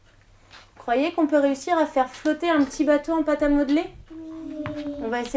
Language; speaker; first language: French; native; French